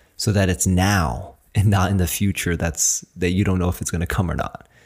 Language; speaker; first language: English; early bilingual, other home language; Chinese